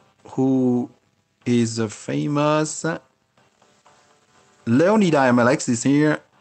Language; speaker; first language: English; non-native, fluent; French